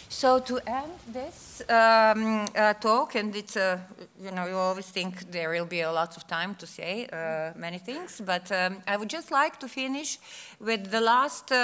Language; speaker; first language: English; non-native, fluent; Serbian